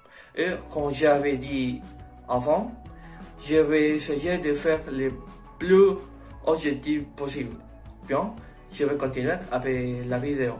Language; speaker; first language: French; non-native, learner; Spanish